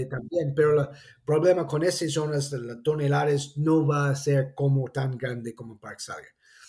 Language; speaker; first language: Spanish; non-native, fluent; English